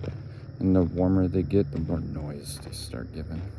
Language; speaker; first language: English; native; English